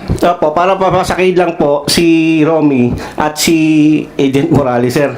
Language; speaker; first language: Filipino; non-native, local second language; Cebuano